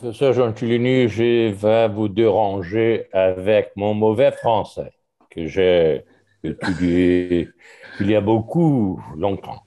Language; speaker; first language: French; non-native, learner; Portuguese